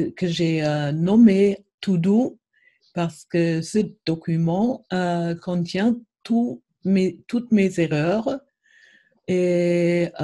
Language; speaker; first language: French; non-native, fluent; German